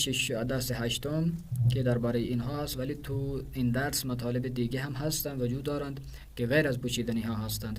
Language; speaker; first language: Persian; non-native, fluent; Urdu